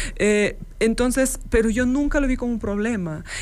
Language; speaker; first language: Spanish; non-native, fluent; Ukrainian